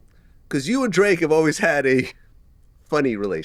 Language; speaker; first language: English; native; English